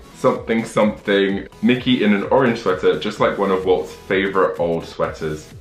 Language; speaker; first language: English; native; English